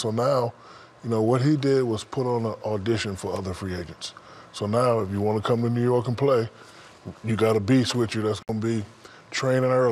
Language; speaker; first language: English; native; English